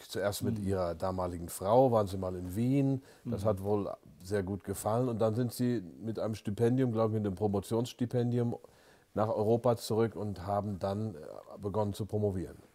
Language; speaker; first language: German; native; German